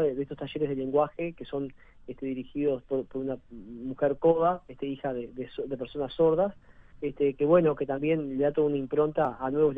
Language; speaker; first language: Spanish; native; Spanish